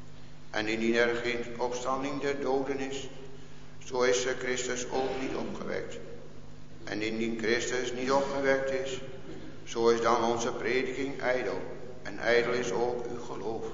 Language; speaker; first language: Dutch; native; Dutch